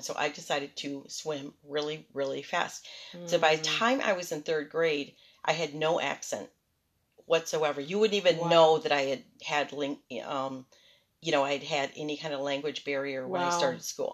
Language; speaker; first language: English; early bilingual, other home language; Spanish